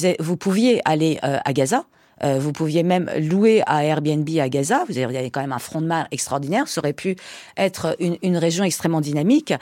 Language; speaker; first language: French; early bilingual, other home language; Persian